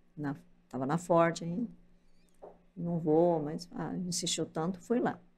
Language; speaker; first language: Portuguese; early bilingual, other home language; Japanese